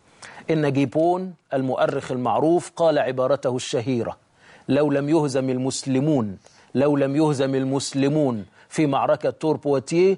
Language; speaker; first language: Arabic; native; Arabic